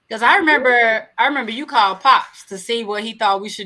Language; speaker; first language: English; native; English